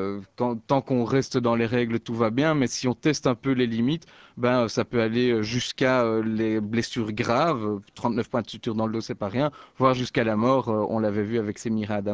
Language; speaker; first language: French; native; French